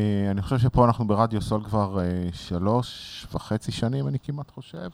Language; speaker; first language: Hebrew; native; Hebrew